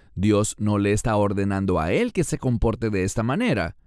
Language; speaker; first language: Spanish; non-native, fluent; Hebrew